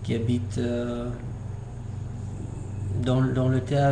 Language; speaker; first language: French; non-native, learner; English